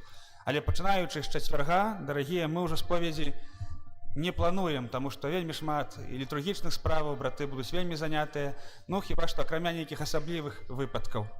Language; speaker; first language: Belarusian; native; Belarusian